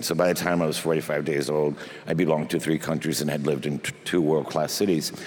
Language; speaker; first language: English; early bilingual, other home language; Spanish